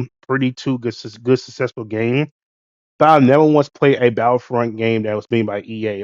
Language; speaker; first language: English; native; English